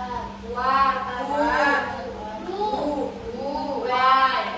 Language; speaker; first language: English; non-native, learner; Indonesian